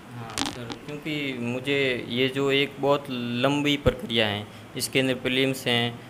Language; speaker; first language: Hindi; native; Hindi